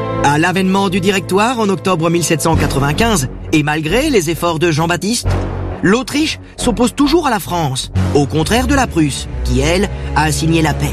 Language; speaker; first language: French; native; French